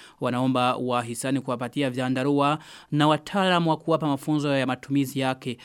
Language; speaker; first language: Swahili; non-native, local second language; Rundi